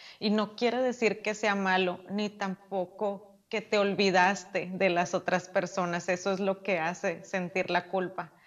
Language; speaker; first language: Spanish; native; Spanish